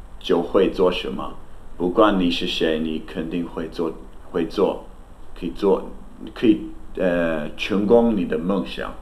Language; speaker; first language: Chinese; non-native, learner; English